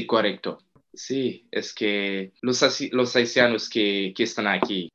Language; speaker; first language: Spanish; non-native, fluent; Haitian Creole